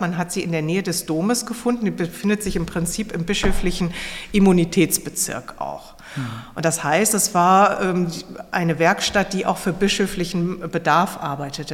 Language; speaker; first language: German; native; German